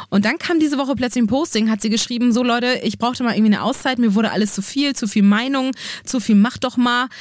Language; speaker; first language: German; native; German